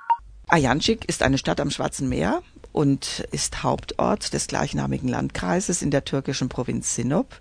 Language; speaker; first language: German; native; German